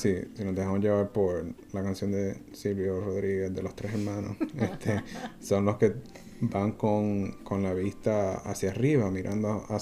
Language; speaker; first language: Spanish; native; Spanish